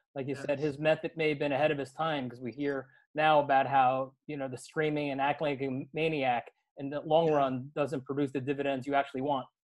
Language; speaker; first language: English; native; English